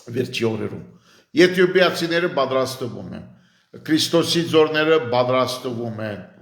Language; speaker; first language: Armenian; early bilingual, heritage; Armenian